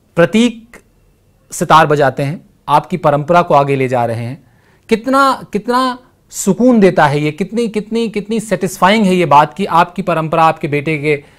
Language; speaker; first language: Hindi; native; Hindi